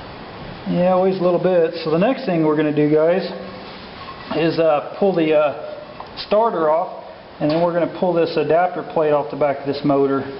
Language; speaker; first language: English; native; English